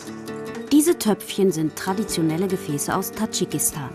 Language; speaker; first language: German; native; German